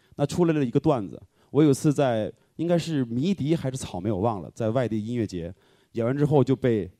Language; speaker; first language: Chinese; native; Chinese